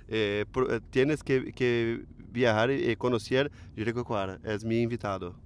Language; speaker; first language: Spanish; non-native, learner; Portuguese